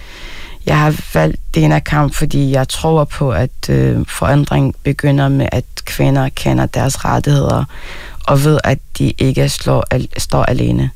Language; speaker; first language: Danish; non-native, fluent; Arabic